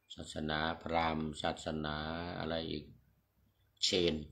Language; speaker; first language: Thai; native; Thai